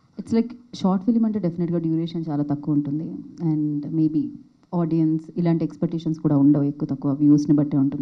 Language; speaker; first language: Telugu; native; Telugu